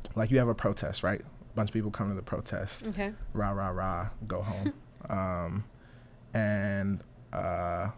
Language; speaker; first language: English; native; English